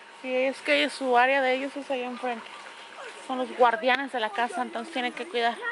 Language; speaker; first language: Spanish; native; Spanish